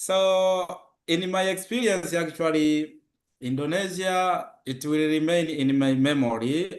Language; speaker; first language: English; non-native, local second language; Swahili